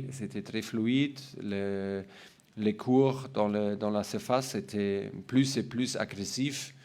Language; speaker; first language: French; non-native, learner; German